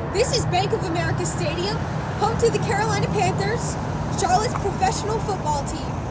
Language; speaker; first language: English; native; English